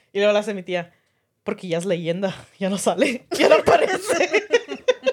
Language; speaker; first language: Spanish; early bilingual, heritage; Spanish